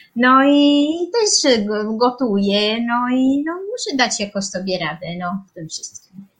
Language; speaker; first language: Polish; early bilingual, heritage; Polish